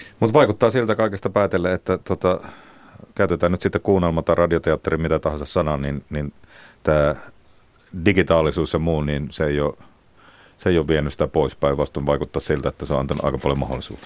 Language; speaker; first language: Finnish; native; Finnish